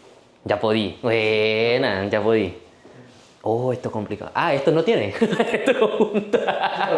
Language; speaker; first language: Spanish; non-native, learner; Indonesian